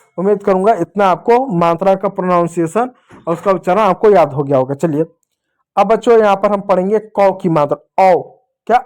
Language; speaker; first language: Hindi; native; Hindi